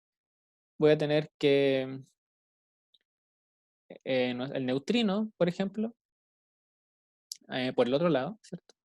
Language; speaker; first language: Spanish; native; Spanish